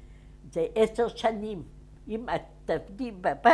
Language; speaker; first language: Hebrew; non-native, fluent; Yiddish